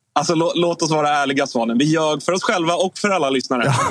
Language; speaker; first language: Swedish; native; Swedish